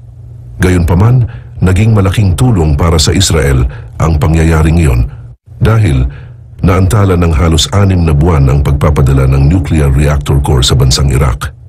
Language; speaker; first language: Filipino; native; Filipino